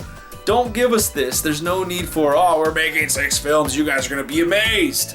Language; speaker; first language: English; native; English